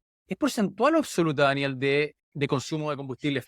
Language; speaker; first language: Spanish; native; Spanish